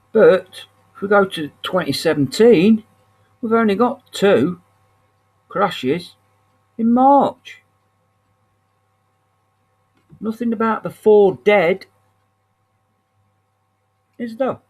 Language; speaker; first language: English; native; English